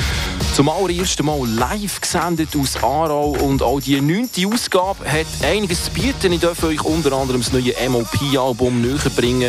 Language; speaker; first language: German; native; German